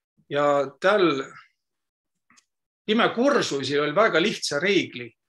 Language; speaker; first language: Estonian; non-native, local second language; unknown